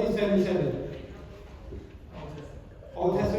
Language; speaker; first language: English; non-native, learner; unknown